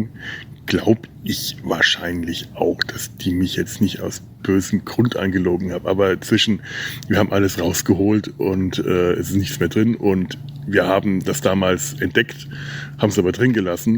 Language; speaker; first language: German; native; German